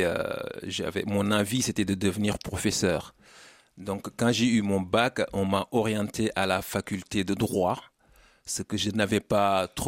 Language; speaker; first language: French; non-native, local second language; Wolof